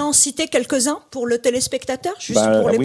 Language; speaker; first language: French; native; French